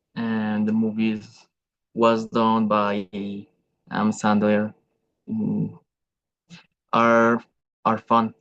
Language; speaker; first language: English; non-native, learner; Spanish